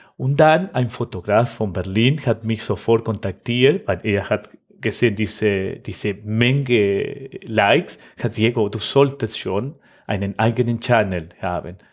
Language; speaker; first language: German; non-native, fluent; Spanish